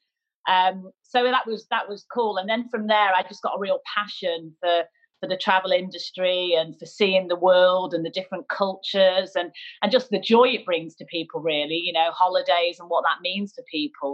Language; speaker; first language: English; native; English